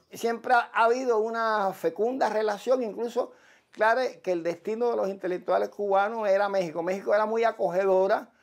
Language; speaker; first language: Spanish; native; Spanish